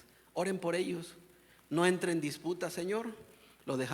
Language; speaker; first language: Spanish; native; Spanish